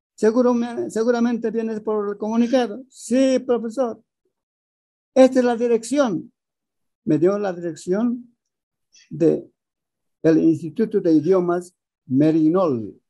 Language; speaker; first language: Spanish; early bilingual, other home language; Aymara